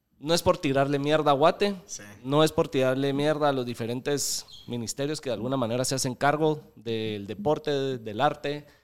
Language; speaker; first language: Spanish; native; Spanish